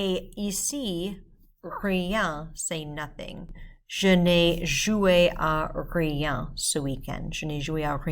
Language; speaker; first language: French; non-native, fluent; English